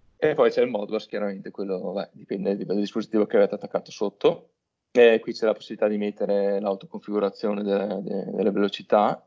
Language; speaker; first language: Italian; native; Italian